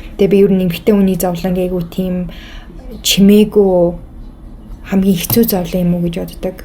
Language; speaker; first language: Mongolian; early bilingual, heritage; Mongolian